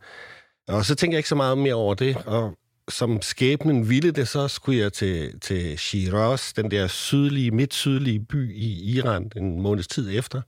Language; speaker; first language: Danish; native; Danish